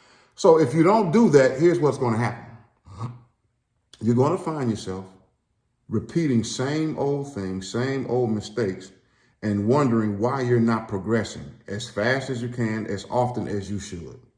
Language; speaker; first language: English; native; English